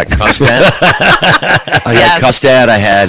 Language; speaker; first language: English; native; English